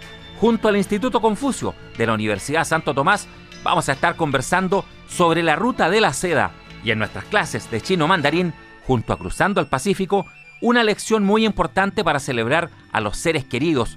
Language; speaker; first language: Spanish; native; Spanish